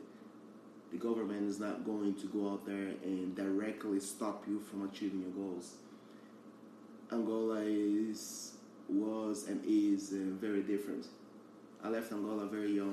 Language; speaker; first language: English; early bilingual, other home language; Portuguese